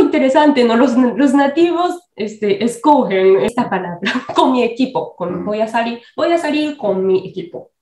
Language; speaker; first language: Spanish; non-native, fluent; Japanese